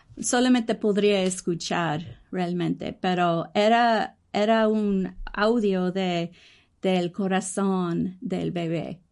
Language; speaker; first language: Spanish; early bilingual, heritage; English